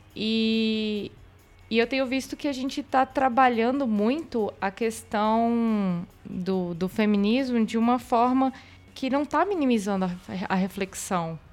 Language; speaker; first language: Portuguese; native; Portuguese